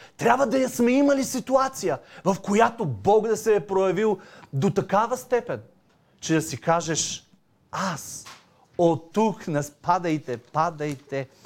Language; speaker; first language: Bulgarian; native; Bulgarian